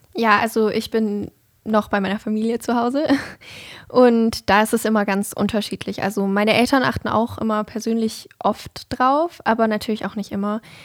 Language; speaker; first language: German; native; German